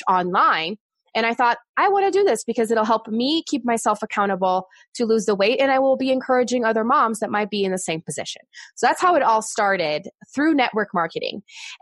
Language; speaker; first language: English; non-native, fluent; Portuguese